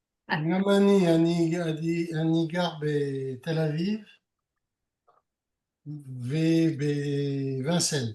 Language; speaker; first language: Hebrew; non-native, learner; French